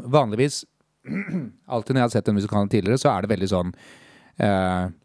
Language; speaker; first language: Norwegian; native; Norwegian